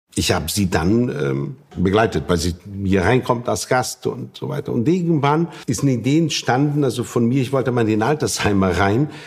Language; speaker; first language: German; non-native, fluent; Portuguese